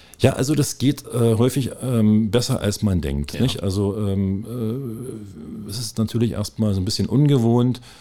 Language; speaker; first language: German; native; German